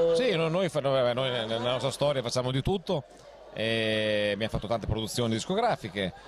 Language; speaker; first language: Italian; native; Italian